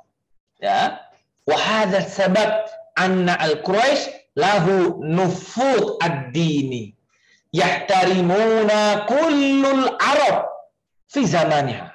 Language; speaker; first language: Arabic; non-native, fluent; Indonesian